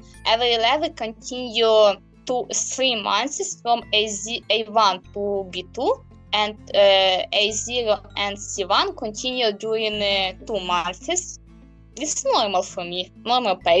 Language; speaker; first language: English; non-native, learner; Ukrainian